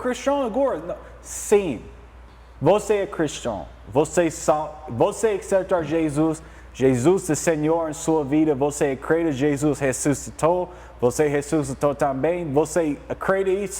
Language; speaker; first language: Portuguese; non-native, learner; English